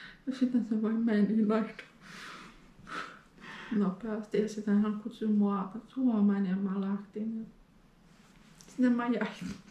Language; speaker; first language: Finnish; non-native, fluent; Polish